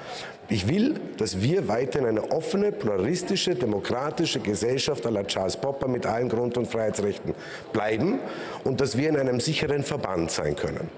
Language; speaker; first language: German; native; German